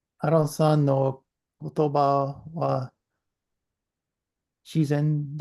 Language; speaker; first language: Japanese; non-native, learner; English